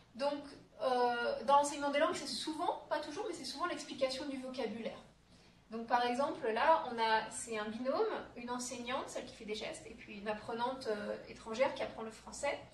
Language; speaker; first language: French; native; French